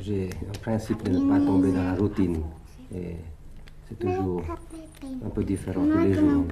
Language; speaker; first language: French; early bilingual, other home language; Thai